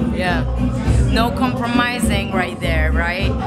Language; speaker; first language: English; non-native, fluent; Polish